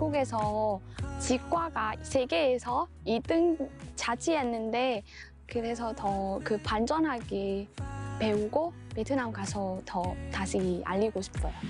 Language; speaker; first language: Korean; non-native, learner; Vietnamese